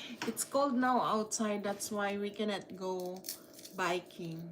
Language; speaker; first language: English; non-native, learner; Filipino